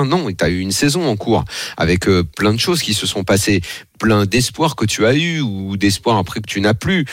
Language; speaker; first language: French; native; French